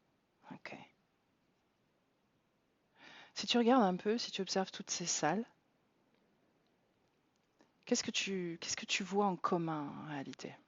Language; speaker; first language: French; native; French